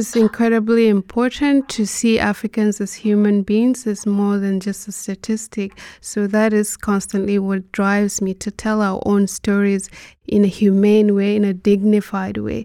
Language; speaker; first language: English; non-native, local second language; Hausa